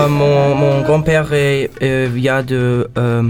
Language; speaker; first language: French; non-native, learner; German